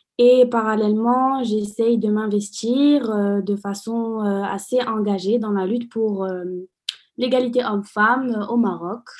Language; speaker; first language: French; non-native, local second language; Arabic